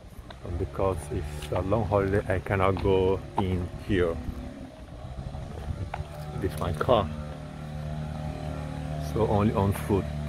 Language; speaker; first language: English; non-native, fluent; Portuguese